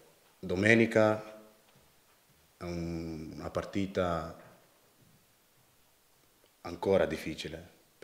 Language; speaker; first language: Italian; non-native, learner; Dutch